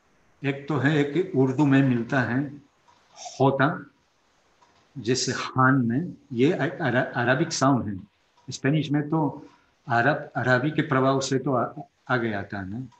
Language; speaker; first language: Hindi; non-native, fluent; Spanish